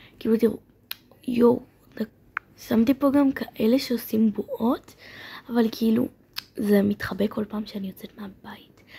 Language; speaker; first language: Hebrew; native; Hebrew